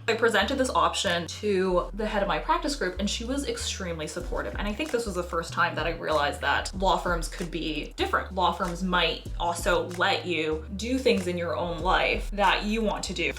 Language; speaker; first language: English; early bilingual, other home language; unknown